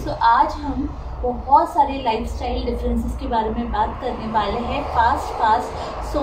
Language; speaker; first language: Hindi; native; Hindi